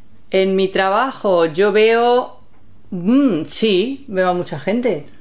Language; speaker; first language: Spanish; native; Spanish